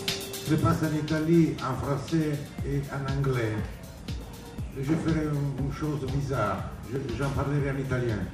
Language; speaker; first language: French; non-native, learner; Italian